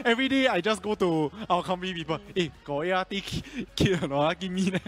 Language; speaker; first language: English; non-native, local second language; Chinese